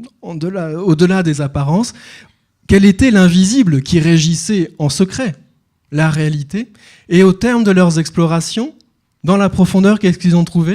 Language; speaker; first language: French; native; French